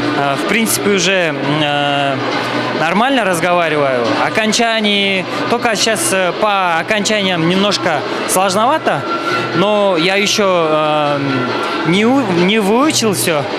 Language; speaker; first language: Russian; non-native, learner; Kyrgyz